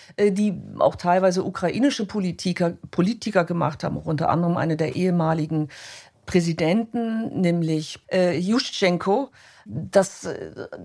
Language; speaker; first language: German; native; German